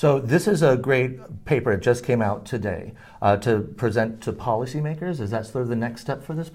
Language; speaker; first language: English; native; English